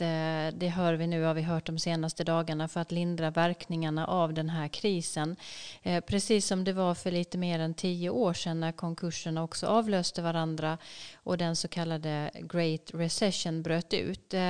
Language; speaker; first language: Swedish; native; Swedish